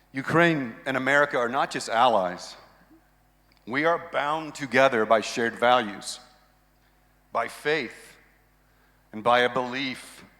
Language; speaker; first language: English; native; English